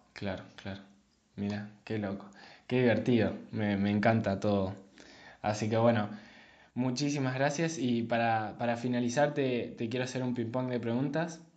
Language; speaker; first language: Spanish; native; Spanish